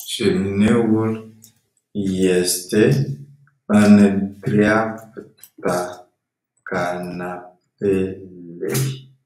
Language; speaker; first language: Romanian; non-native, fluent; French